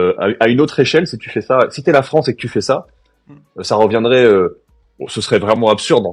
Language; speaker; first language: French; native; French